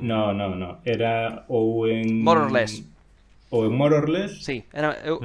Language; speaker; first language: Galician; non-native, local second language; Spanish